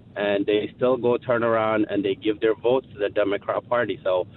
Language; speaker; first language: English; non-native, fluent; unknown